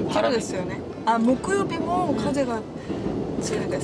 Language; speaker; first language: Japanese; non-native, learner; Korean